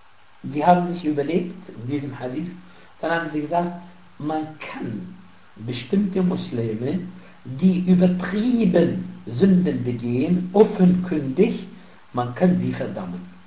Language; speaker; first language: German; non-native, fluent; Arabic